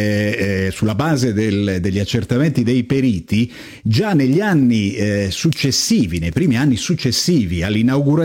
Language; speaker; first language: Italian; native; Italian